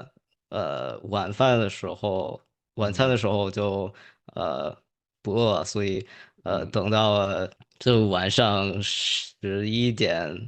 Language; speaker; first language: Chinese; early bilingual, heritage; English